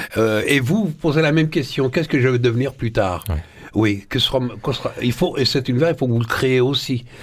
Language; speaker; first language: French; early bilingual, other home language; Arabic